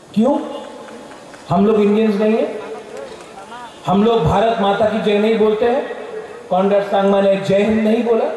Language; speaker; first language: Hindi; non-native, local second language; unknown